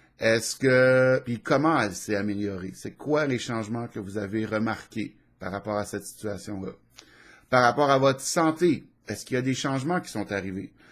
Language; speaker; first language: French; native; French